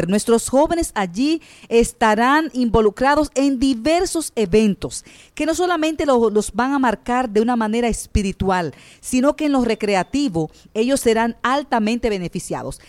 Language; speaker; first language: Spanish; native; Spanish